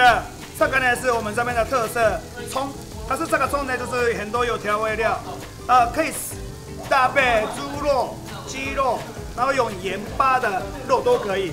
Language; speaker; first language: Chinese; non-native, fluent; Japanese